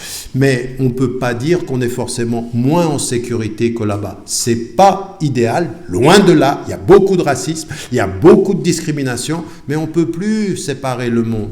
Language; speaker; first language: French; native; French